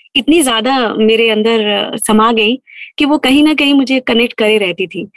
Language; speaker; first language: Hindi; native; Hindi